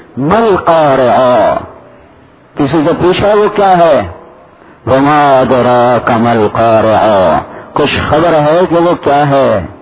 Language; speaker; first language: Urdu; non-native, local second language; Saraiki